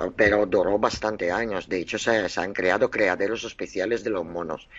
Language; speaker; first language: Spanish; non-native, fluent; Russian